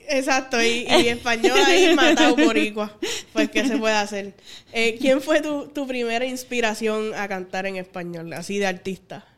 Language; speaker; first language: Spanish; native; Spanish